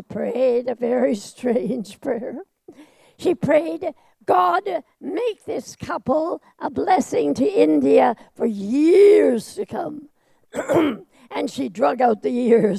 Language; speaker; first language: English; native; English